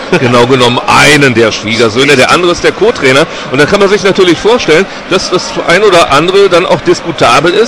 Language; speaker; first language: German; native; German